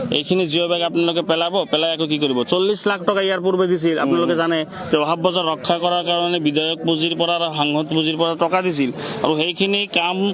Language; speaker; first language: Assamese; non-native, local second language; Bangla